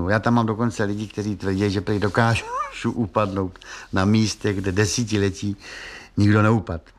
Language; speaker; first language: Czech; native; Czech